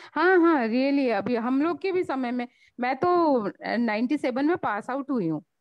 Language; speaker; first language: Hindi; native; Hindi